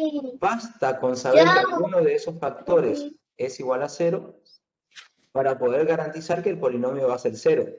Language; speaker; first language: Spanish; native; Spanish